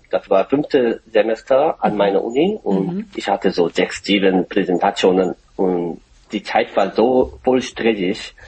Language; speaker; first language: German; non-native, fluent; Korean